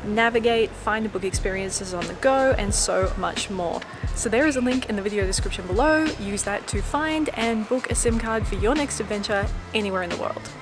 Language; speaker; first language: English; native; English